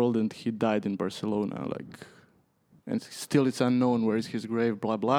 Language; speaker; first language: English; non-native, fluent; Croatian